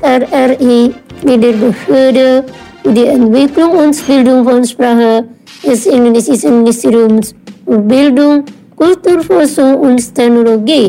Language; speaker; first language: German; non-native, fluent; Indonesian